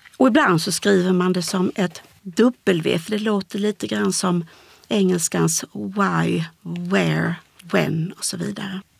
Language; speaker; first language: Swedish; native; Swedish